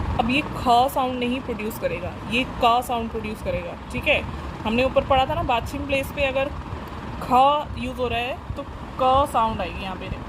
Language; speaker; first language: Hindi; native; Hindi